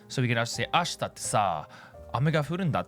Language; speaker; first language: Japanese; non-native, fluent; English